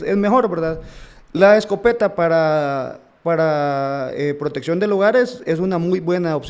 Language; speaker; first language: Spanish; native; Spanish